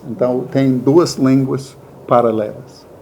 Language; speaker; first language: Portuguese; non-native, learner; English